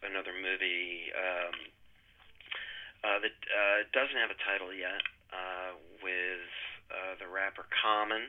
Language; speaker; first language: English; native; English